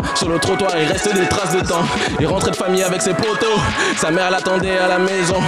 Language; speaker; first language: French; non-native, local second language; Baoulé